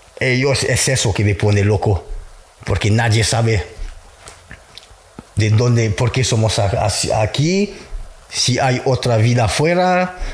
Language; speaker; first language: Spanish; non-native, fluent; French